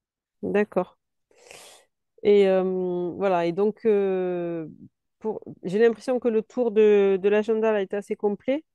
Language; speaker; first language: French; native; French